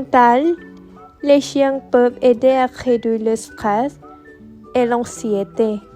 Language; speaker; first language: French; non-native, learner; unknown